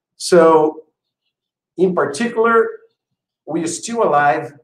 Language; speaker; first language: English; non-native, fluent; Portuguese